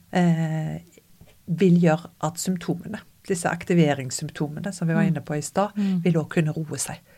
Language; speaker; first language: Norwegian; native; Norwegian